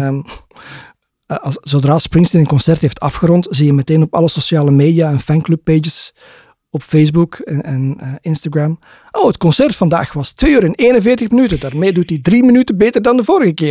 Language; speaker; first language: Dutch; native; Dutch